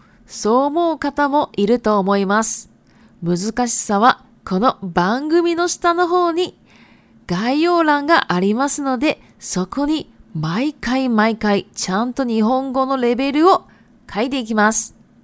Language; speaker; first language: Japanese; native; Japanese